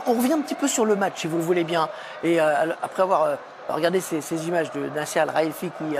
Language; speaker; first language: French; native; French